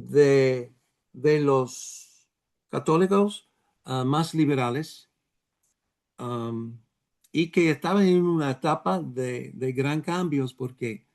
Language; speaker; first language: Spanish; non-native, fluent; Dutch